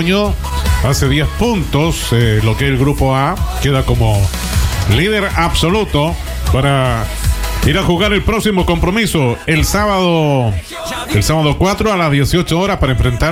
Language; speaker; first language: Spanish; native; Spanish